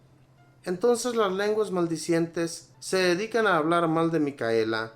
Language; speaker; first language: Spanish; native; Spanish